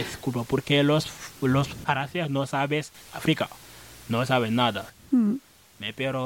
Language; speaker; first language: Spanish; non-native, learner; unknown